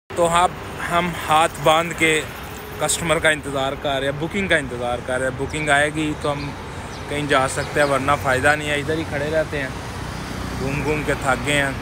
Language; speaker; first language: Urdu; non-native, local second language; Punjabi